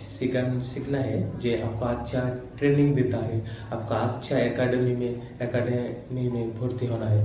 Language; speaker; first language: Hindi; non-native, local second language; Bangla